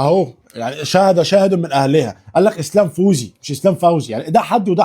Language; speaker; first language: Arabic; native; Arabic